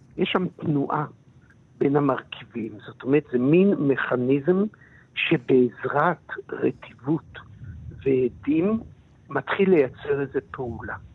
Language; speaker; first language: Hebrew; native; Hebrew